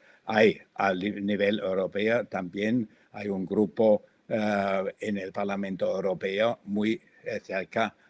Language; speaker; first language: Spanish; non-native, fluent; German